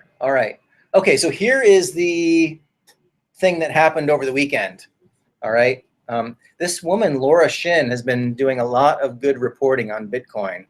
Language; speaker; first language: English; native; English